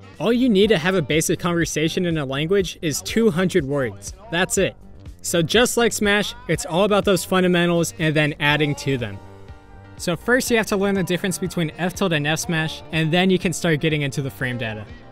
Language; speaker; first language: English; native; English